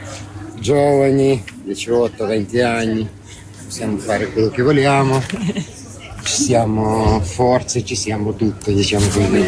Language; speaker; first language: Italian; non-native, learner; Ukrainian